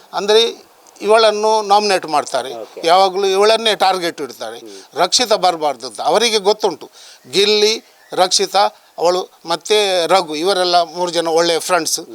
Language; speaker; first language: Kannada; non-native, local second language; Tulu